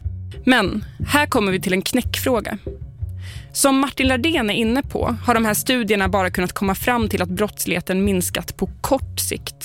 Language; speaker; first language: Swedish; native; Swedish